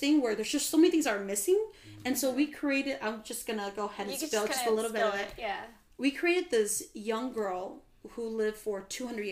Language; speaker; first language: English; native; English